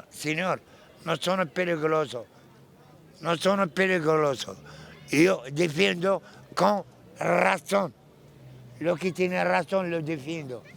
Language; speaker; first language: Spanish; non-native, learner; Arabic